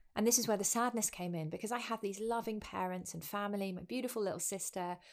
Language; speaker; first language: English; native; English